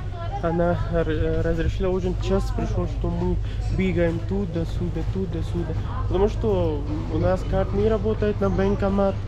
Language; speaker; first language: Russian; non-native, learner; Urdu